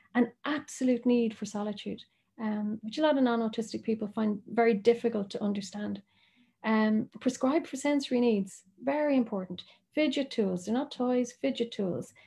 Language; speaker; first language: English; native; English